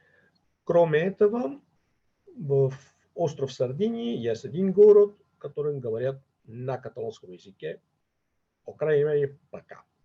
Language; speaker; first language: Russian; non-native, fluent; Catalan